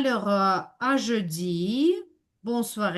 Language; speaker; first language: French; non-native, fluent; Ukrainian